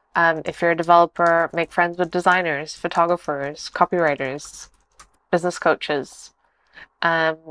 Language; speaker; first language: English; non-native, fluent; Portuguese